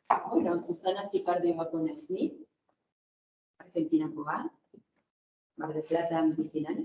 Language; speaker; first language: Basque; non-native, fluent; Spanish